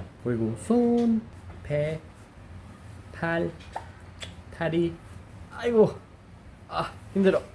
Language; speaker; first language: Korean; non-native, learner; Spanish